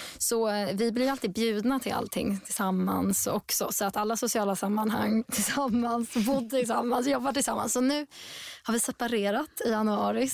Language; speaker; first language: Swedish; native; Swedish